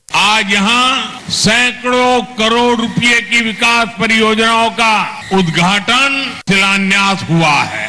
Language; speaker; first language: Hindi; non-native, local second language; Gujarati